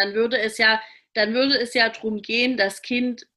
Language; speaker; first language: German; native; German